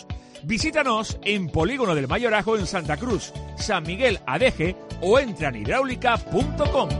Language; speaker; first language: Spanish; native; Spanish